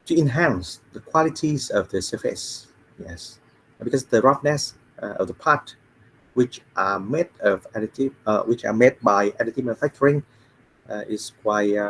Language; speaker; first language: English; non-native, fluent; Vietnamese